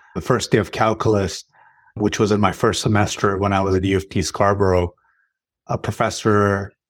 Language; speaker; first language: English; early bilingual, other home language; Arabic